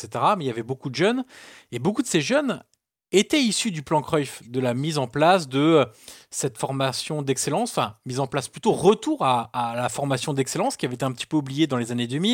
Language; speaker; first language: French; native; French